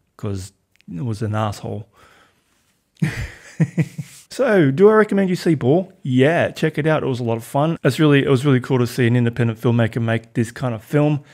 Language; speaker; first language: English; native; English